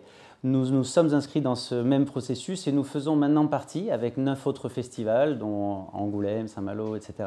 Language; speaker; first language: French; native; French